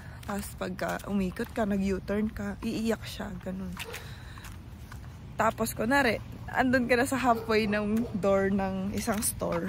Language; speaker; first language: Filipino; native; Filipino